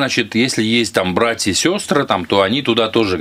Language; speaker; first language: Russian; native; Russian